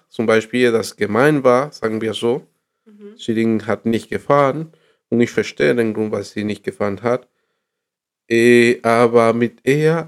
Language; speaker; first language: German; non-native, learner; Spanish